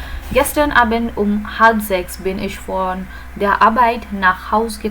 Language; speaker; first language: German; non-native, fluent; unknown